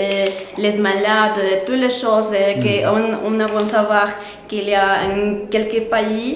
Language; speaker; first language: French; non-native, learner; Spanish